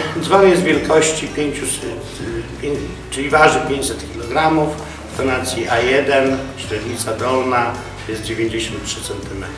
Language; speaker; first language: Polish; native; Polish